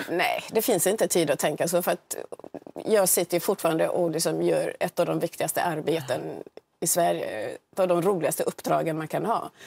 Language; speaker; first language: Swedish; early bilingual, other home language; Swahili